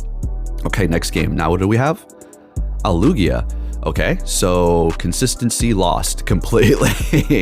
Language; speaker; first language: English; native; English